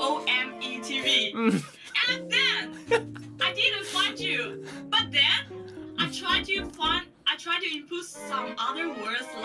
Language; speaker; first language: English; non-native, learner; Chinese